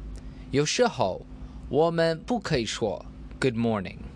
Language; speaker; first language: Chinese; non-native, learner; English